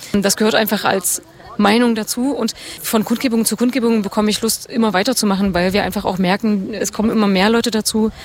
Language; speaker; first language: German; native; German